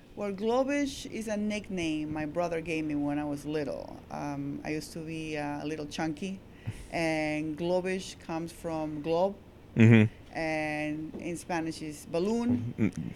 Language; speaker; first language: English; non-native, fluent; Spanish